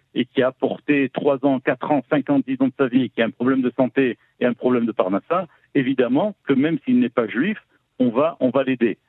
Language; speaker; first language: French; native; French